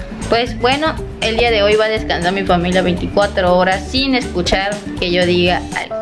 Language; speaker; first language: Spanish; native; Spanish